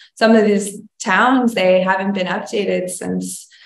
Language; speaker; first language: English; native; English